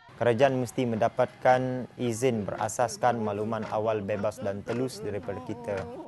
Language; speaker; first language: Malay; non-native, local second language; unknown